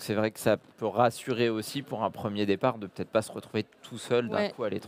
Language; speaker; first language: French; native; French